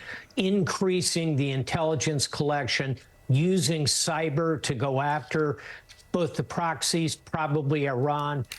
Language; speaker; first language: English; native; English